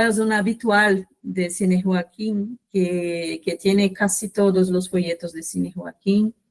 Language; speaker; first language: Spanish; non-native, fluent; Portuguese